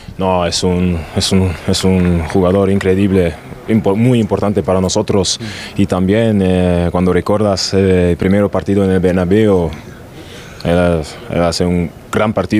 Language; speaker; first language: Spanish; non-native, learner; German